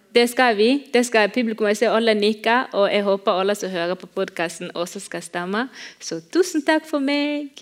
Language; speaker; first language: Norwegian; non-native, fluent; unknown